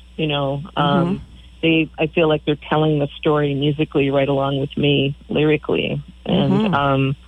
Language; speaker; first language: English; native; English